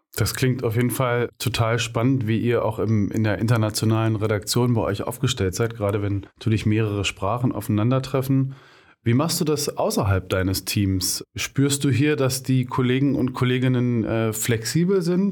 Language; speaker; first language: German; native; German